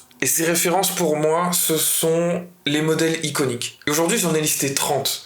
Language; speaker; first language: French; native; French